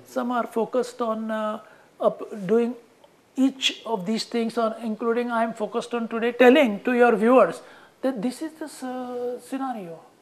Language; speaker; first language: English; non-native, local second language; Konkani